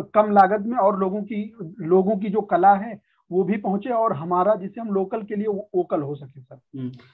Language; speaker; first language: Hindi; native; Hindi